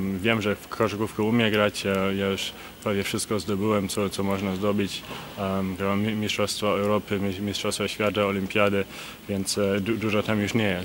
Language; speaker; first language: Polish; early bilingual, heritage; Polish